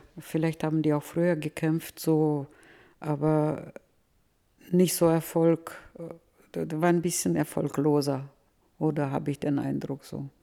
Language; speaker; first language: German; early bilingual, heritage; Russian